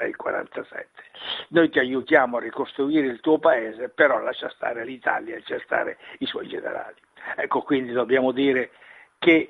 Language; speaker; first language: Italian; native; Italian